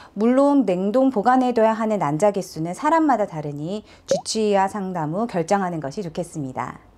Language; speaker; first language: Korean; native; Korean